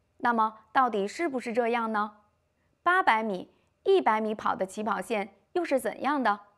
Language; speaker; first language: Chinese; native; Chinese